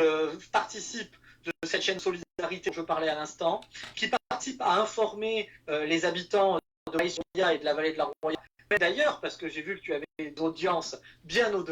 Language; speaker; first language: French; native; French